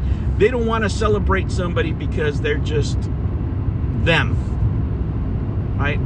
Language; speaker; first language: English; native; English